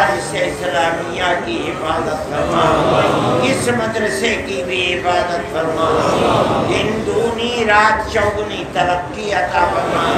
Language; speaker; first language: Urdu; native; Urdu